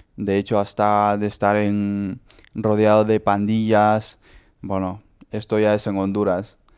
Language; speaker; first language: Spanish; native; Spanish